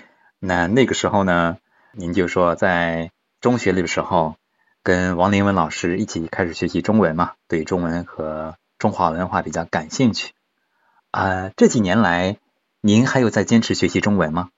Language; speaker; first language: Chinese; native; Chinese